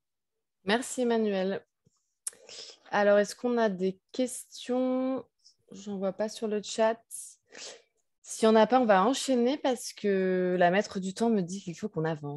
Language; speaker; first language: French; native; French